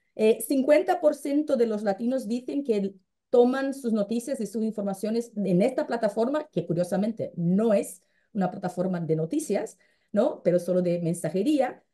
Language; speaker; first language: Spanish; non-native, fluent; Portuguese